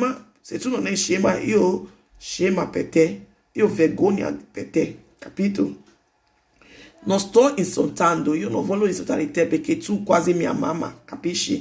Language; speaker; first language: Italian; non-native, learner; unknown